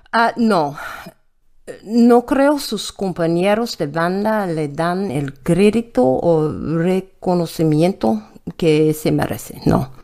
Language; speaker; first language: Spanish; non-native, learner; English